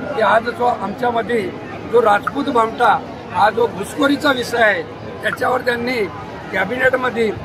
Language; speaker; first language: Marathi; non-native, local second language; Lambadi